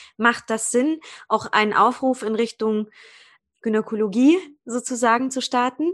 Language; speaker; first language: German; native; German